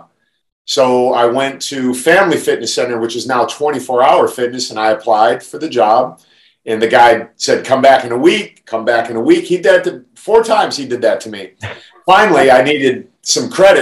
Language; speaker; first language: English; native; English